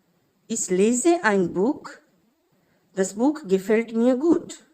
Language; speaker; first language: German; non-native, fluent; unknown